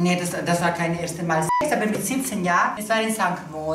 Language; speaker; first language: German; non-native, local second language; Italian